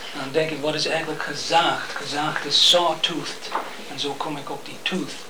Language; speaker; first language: Dutch; non-native, fluent; English